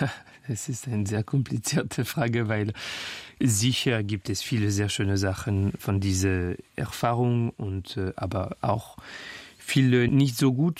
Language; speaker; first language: German; non-native, fluent; French